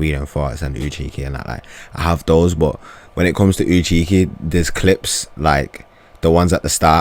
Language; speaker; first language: English; native; English